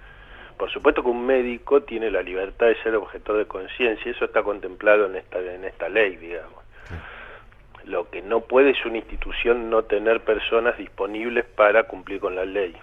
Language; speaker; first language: Spanish; native; Spanish